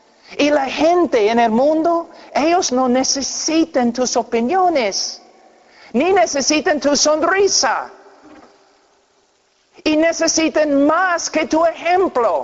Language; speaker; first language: Spanish; non-native, fluent; English